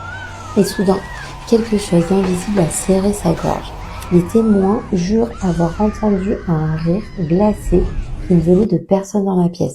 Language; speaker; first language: French; native; French